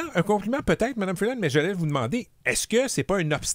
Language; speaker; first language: French; native; French